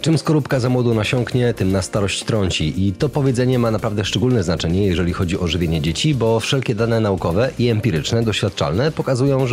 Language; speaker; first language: Polish; native; Polish